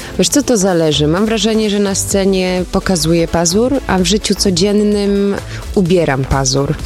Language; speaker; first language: Polish; early bilingual, heritage; Polish